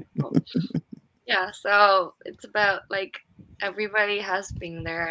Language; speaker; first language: English; non-native, fluent; Chinese